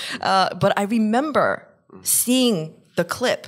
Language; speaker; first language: English; early bilingual, other home language; Korean